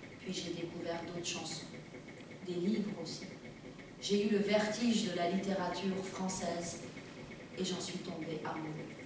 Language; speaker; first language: French; early bilingual, other home language; Persian